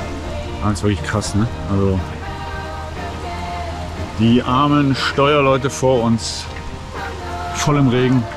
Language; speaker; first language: German; native; German